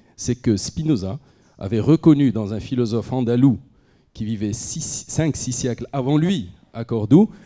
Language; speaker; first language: French; non-native, local second language; Arabic